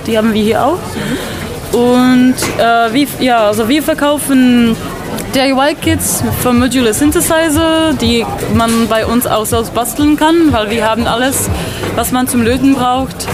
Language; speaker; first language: German; non-native, fluent; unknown